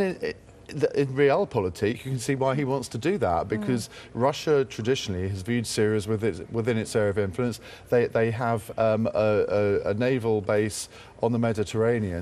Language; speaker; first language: English; native; English